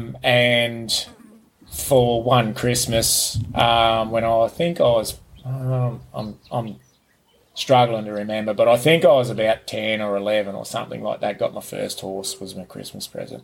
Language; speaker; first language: English; native; English